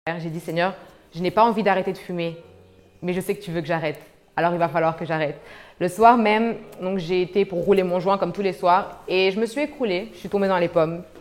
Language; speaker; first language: French; early bilingual, other home language; Arabic